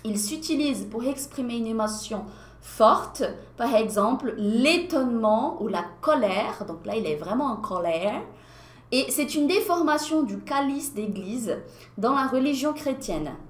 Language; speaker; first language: French; non-native, fluent; Portuguese